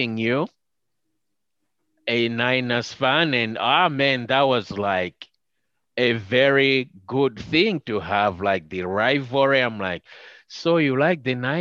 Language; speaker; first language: English; non-native, local second language; Nyanja